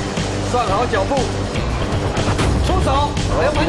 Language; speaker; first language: Chinese; native; Chinese